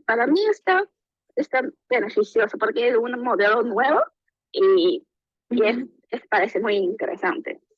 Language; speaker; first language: Spanish; non-native, learner; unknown